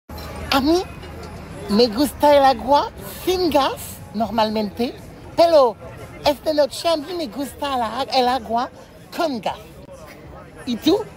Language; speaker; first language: Spanish; non-native, learner; French